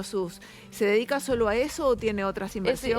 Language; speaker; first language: Spanish; native; Spanish